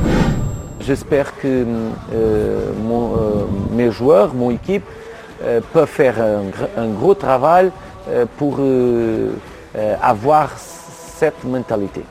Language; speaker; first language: French; non-native, learner; Portuguese